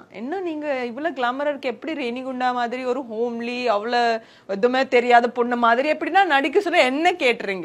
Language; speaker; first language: Tamil; non-native, learner; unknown